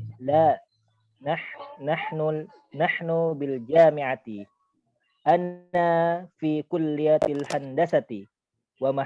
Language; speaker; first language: Arabic; non-native, learner; Indonesian